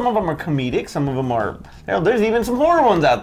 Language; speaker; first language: English; native; English